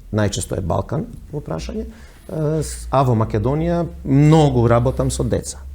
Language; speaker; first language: Macedonian; early bilingual, heritage; Macedonian